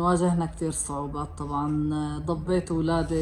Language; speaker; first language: Arabic; native; Arabic